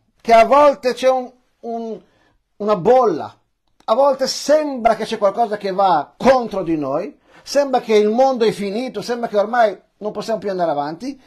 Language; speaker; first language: Italian; early bilingual, other home language; Persian